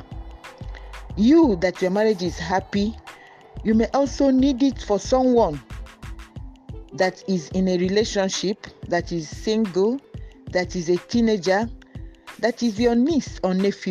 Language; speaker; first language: English; non-native, local second language; Igbo